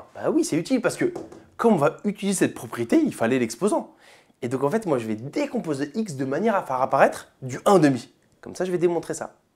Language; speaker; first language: French; native; French